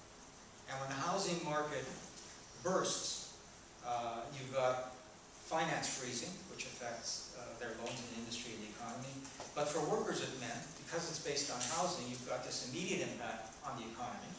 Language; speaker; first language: English; native; English